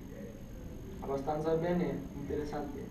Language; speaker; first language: Italian; non-native, learner; English